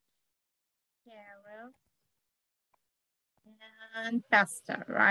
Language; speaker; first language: English; non-native, learner; Spanish